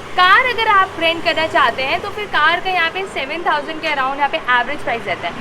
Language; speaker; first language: Hindi; native; Hindi